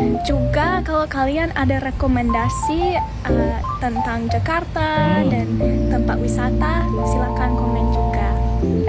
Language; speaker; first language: Indonesian; non-native, fluent; English